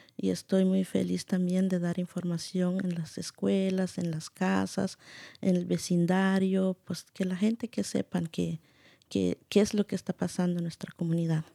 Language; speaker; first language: Spanish; native; Spanish